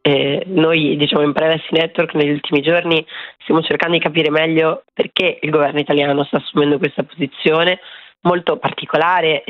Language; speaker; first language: Italian; native; Italian